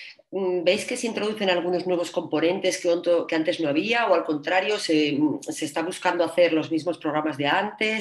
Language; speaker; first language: Spanish; native; Spanish